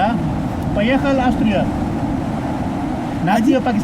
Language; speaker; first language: Russian; non-native, learner; Urdu